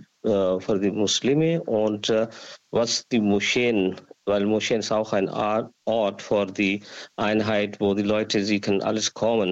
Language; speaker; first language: German; non-native, learner; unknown